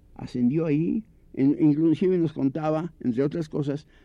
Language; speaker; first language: Spanish; native; Spanish